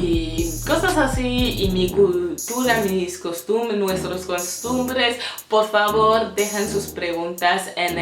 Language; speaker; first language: Spanish; non-native, fluent; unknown